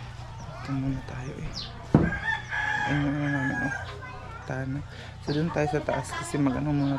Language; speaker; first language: Filipino; native; Filipino